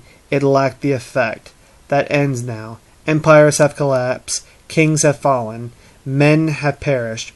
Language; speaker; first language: English; native; English